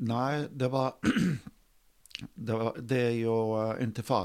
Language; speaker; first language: Swedish; non-native, fluent; Arabic